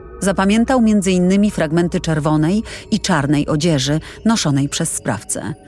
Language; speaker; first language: Polish; native; Polish